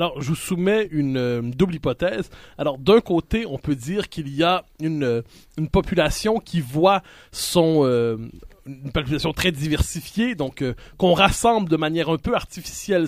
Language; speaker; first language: French; native; French